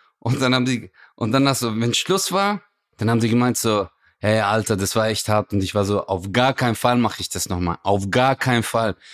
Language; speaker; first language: German; early bilingual, other home language; Turkish